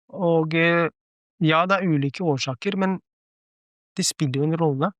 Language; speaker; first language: Norwegian; early bilingual, other home language; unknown